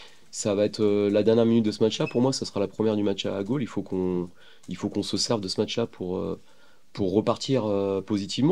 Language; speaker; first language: French; native; French